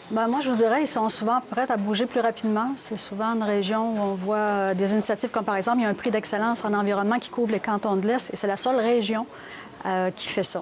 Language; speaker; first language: French; native; French